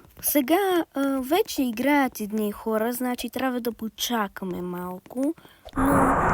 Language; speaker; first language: Bulgarian; early bilingual, heritage; Bulgarian